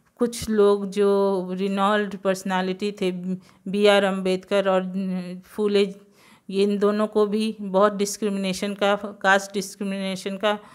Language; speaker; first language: Hindi; non-native, local second language; Gujarati